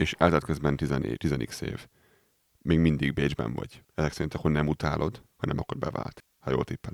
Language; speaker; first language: Hungarian; native; Hungarian